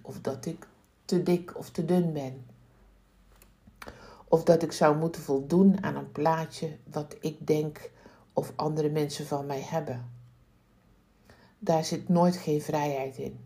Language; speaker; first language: Dutch; native; Dutch